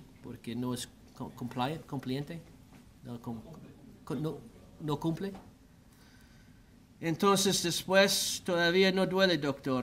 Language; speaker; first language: Spanish; non-native, learner; English